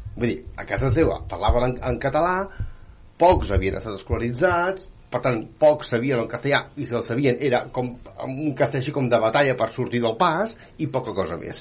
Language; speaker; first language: Catalan; native; Catalan